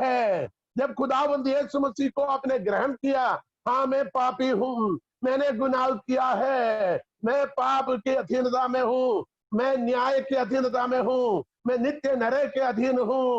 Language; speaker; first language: Hindi; non-native, local second language; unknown